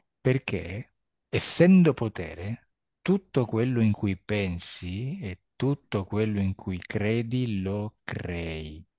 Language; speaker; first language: Italian; native; Italian